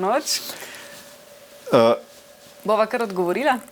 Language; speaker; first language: Slovenian; native; Slovenian